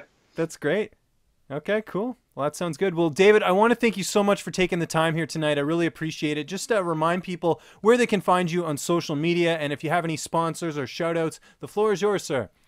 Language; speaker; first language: English; native; English